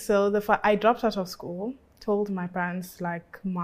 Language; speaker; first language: English; native; English